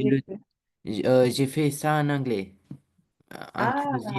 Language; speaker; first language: French; non-native, learner; Romanian